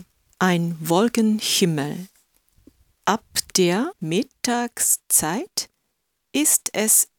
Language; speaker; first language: German; non-native, fluent; Japanese